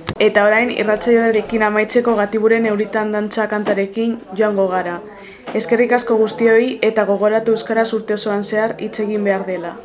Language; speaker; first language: Basque; non-native, local second language; Spanish